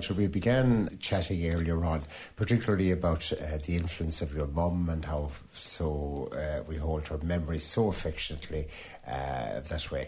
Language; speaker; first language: English; native; English